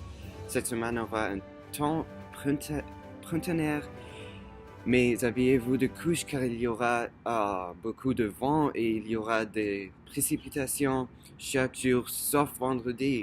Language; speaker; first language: French; non-native, fluent; English